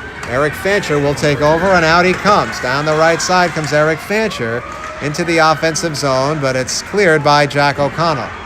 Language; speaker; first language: English; native; English